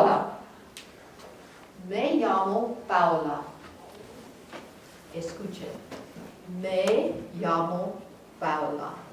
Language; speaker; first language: Spanish; non-native, fluent; English